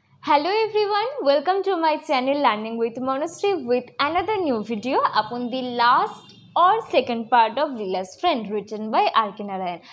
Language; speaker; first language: English; non-native, local second language; Bangla